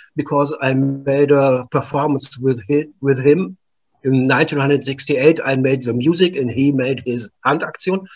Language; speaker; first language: English; non-native, learner; German